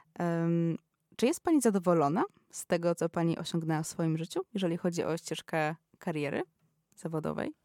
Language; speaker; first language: Polish; native; Polish